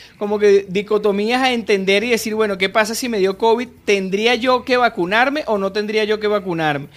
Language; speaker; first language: Spanish; native; Spanish